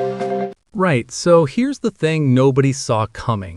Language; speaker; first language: English; native; English